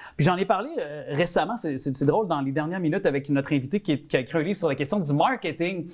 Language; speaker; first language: French; native; French